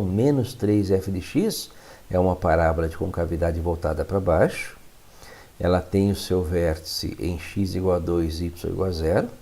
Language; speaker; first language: Portuguese; native; Portuguese